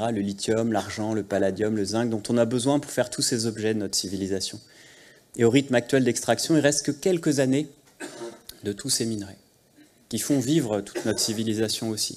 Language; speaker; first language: French; native; French